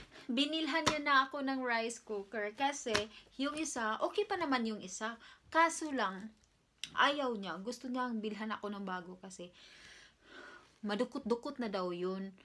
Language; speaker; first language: Filipino; non-native, local second language; Cebuano